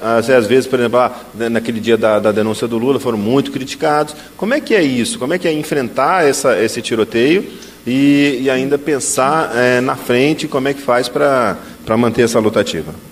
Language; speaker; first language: Portuguese; native; Portuguese